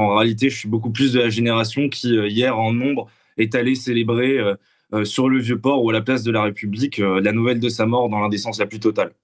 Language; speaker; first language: French; native; French